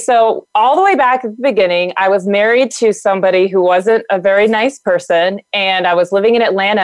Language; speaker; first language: English; native; English